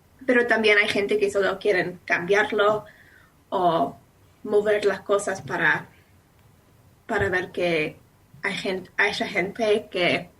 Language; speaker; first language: Spanish; non-native, fluent; English